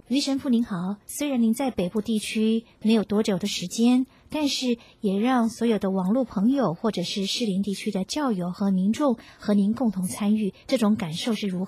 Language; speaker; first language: Chinese; native; Chinese